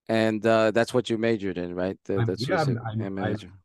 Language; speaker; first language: English; native; English